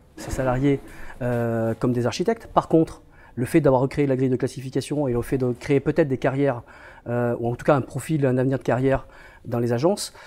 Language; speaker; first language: French; native; French